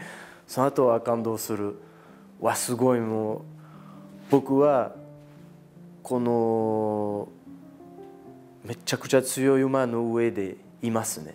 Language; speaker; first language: Japanese; non-native, fluent; French